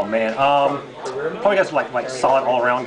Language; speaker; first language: English; native; English